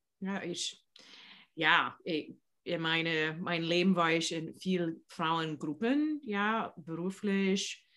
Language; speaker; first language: German; non-native, learner; English